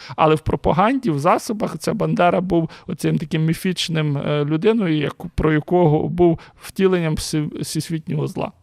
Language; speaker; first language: Ukrainian; native; Ukrainian